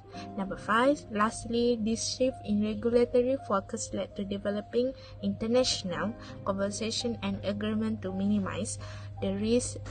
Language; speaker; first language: English; non-native, local second language; Malay